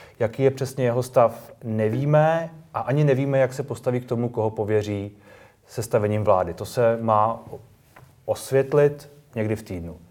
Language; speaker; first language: Czech; native; Czech